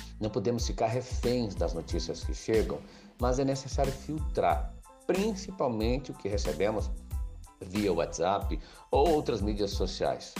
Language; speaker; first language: Portuguese; native; Portuguese